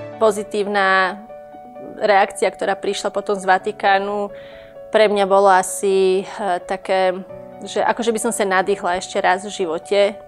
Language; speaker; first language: Slovak; non-native, fluent; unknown